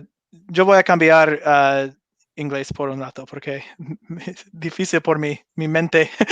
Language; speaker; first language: Spanish; non-native, learner; English